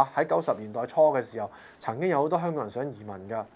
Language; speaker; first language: Cantonese; native; Cantonese